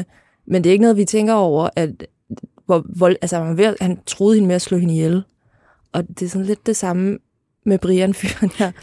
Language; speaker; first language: Danish; native; Danish